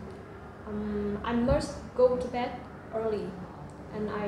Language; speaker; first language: English; non-native, learner; Vietnamese